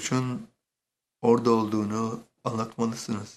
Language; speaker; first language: Turkish; native; Turkish